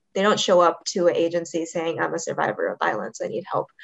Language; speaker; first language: English; native; English